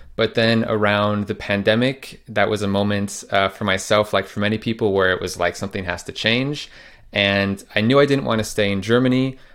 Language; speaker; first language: English; native; English